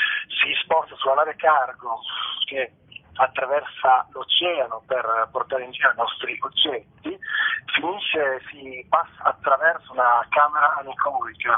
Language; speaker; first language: Italian; native; Italian